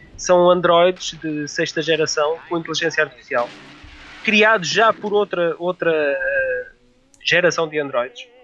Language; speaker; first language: Portuguese; native; Portuguese